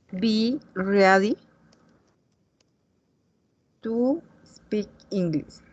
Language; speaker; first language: English; non-native, learner; Spanish